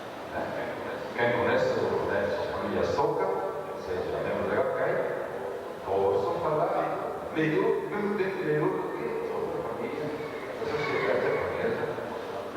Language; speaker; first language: Portuguese; non-native, learner; Japanese